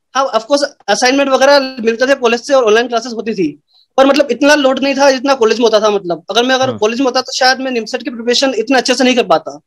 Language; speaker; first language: Hindi; native; Hindi